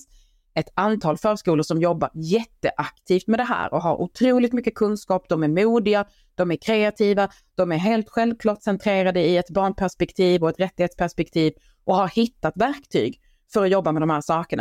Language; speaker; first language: Swedish; native; Swedish